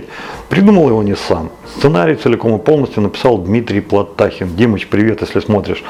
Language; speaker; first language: Russian; native; Russian